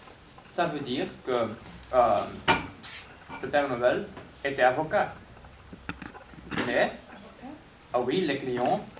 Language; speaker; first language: French; non-native, learner; Dutch